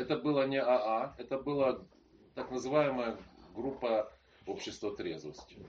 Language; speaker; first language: Polish; non-native, learner; Russian